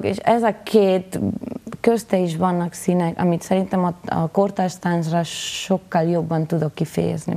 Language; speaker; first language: Hungarian; non-native, learner; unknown